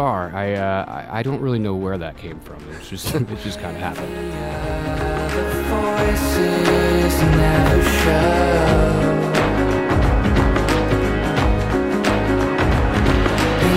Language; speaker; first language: English; native; English